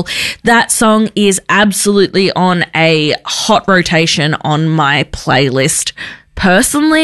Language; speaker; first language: English; native; English